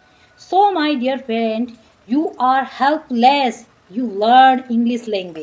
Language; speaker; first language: English; non-native, learner; Marwari